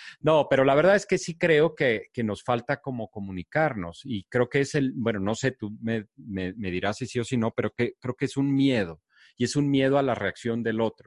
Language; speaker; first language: Spanish; native; Spanish